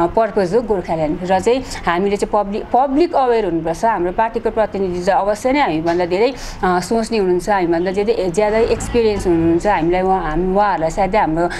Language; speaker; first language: Nepali; native; Nepali